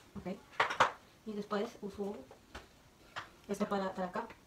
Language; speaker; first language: Spanish; early bilingual, heritage; English